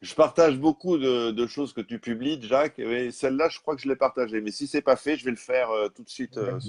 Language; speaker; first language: French; native; French